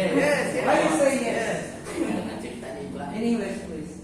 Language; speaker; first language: English; non-native, fluent; Indonesian